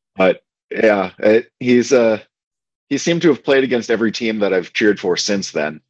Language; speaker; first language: English; native; English